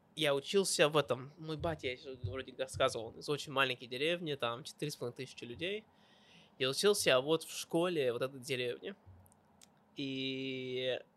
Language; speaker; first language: Russian; early bilingual, heritage; Russian